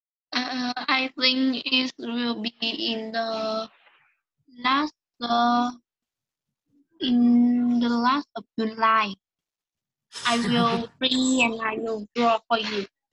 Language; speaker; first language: English; non-native, learner; Vietnamese